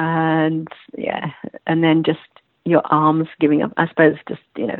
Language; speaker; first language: English; native; English